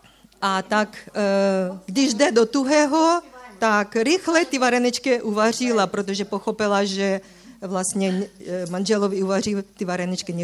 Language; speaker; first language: Czech; non-native, fluent; Ukrainian